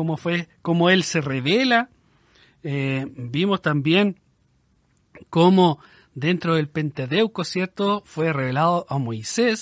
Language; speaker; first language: Spanish; native; Spanish